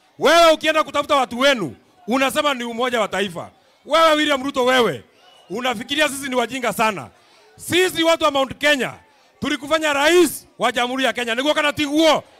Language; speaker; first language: Swahili; non-native, local second language; Kikuyu